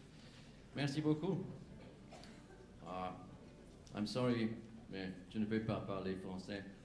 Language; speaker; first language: French; non-native, learner; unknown